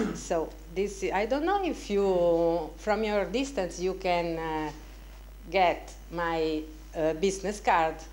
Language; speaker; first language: English; non-native, fluent; Italian